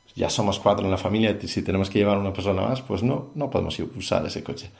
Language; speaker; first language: Spanish; non-native, fluent; Danish